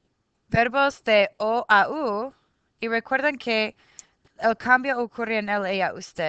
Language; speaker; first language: Spanish; non-native, fluent; English